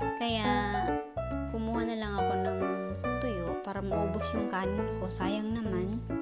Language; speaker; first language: Filipino; non-native, local second language; Cebuano